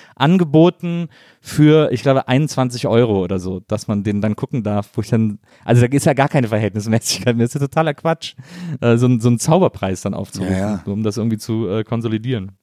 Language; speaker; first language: German; native; German